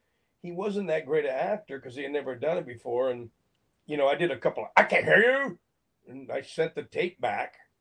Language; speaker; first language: English; native; English